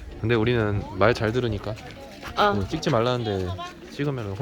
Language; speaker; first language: Korean; native; Korean